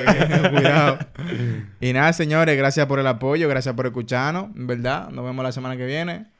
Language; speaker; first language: Spanish; native; Spanish